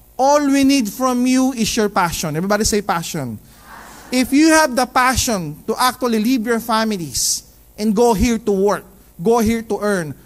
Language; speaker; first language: English; non-native, local second language; Filipino